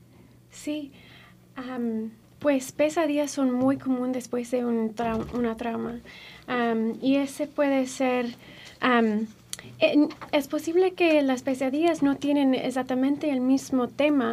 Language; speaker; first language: Spanish; non-native, fluent; English